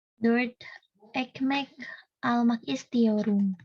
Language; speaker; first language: Turkish; non-native, learner; Indonesian